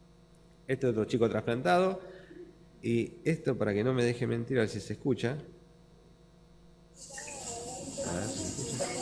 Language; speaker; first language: Spanish; native; Spanish